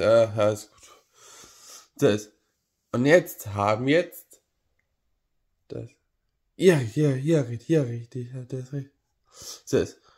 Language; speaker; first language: German; non-native, learner; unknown